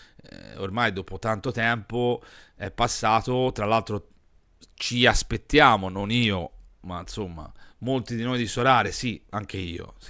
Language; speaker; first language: Italian; native; Italian